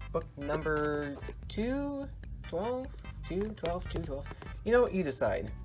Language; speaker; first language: English; native; English